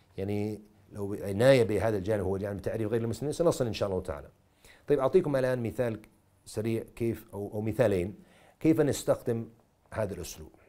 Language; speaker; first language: Arabic; non-native, fluent; English